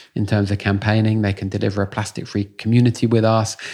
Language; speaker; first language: English; native; English